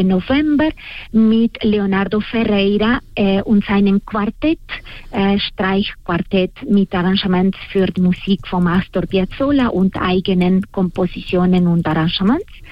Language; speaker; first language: German; non-native, fluent; Spanish